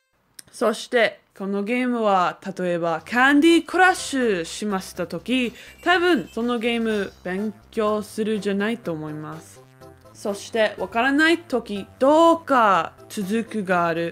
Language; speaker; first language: Japanese; non-native, learner; English